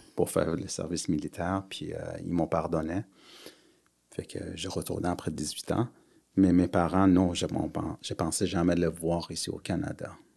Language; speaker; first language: French; early bilingual, other home language; Persian